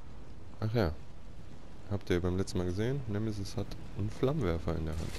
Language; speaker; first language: German; native; German